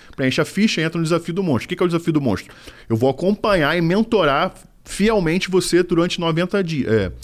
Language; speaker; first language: Portuguese; native; Portuguese